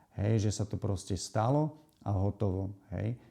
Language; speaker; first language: Slovak; native; Slovak